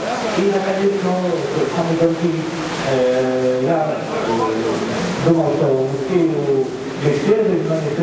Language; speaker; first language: Russian; non-native, learner; Polish